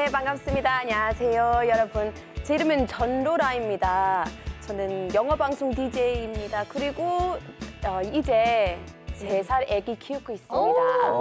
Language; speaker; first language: Korean; non-native, learner; English